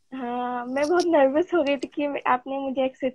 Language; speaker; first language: Hindi; non-native, learner; Bangla